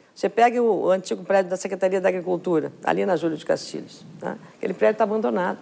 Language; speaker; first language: Portuguese; native; Portuguese